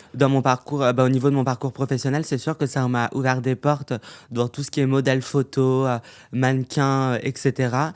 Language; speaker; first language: French; native; French